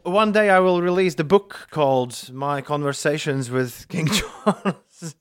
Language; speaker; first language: English; non-native, fluent; Latvian